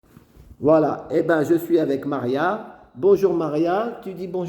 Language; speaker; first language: French; native; French